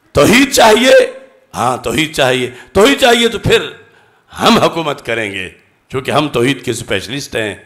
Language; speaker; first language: Urdu; non-native, local second language; Punjabi